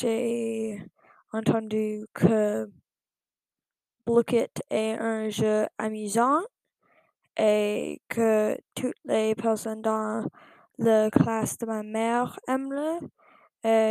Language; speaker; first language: French; non-native, learner; English